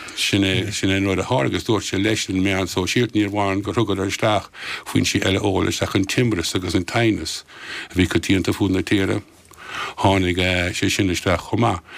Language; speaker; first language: Irish; non-native, local second language; English